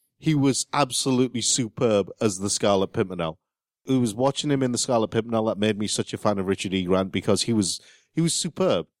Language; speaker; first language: English; native; English